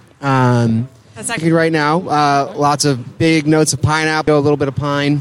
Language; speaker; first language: English; native; English